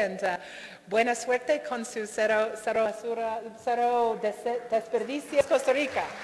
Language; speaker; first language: Spanish; non-native, learner; English